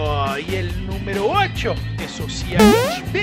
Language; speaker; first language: Spanish; native; Spanish